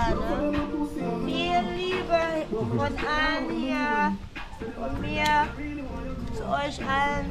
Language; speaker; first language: German; non-native, learner; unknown